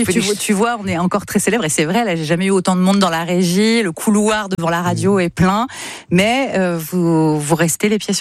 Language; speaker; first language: French; native; French